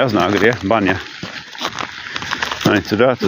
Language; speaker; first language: Russian; non-native, learner; English